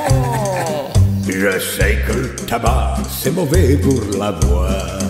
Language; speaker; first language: French; native; French